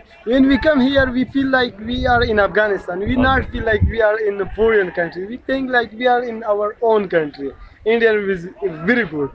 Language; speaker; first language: English; non-native, learner; Pashto